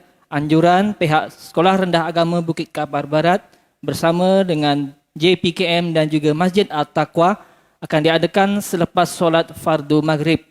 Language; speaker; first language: Malay; native; Malay